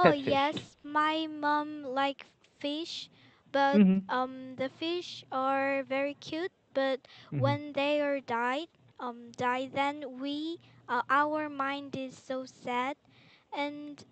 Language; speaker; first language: English; non-native, learner; Korean